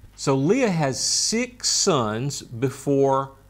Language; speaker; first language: English; native; English